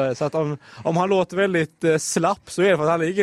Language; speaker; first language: Swedish; native; Swedish